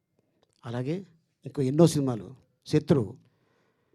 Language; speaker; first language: Telugu; native; Telugu